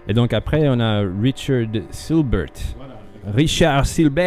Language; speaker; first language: French; non-native, fluent; English